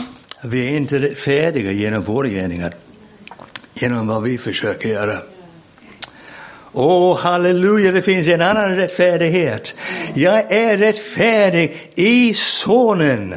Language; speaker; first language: Swedish; non-native, fluent; English